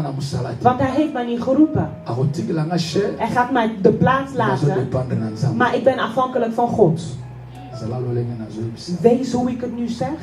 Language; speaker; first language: Dutch; non-native, fluent; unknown